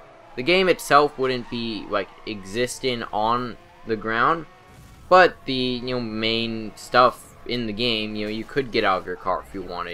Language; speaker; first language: English; native; English